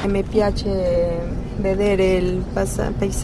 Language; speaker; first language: Italian; non-native, learner; Spanish